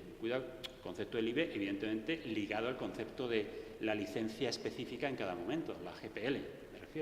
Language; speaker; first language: Spanish; native; Spanish